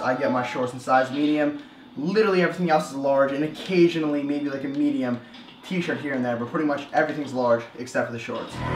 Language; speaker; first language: English; early bilingual, other home language; Russian